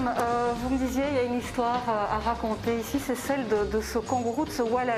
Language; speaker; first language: French; native; French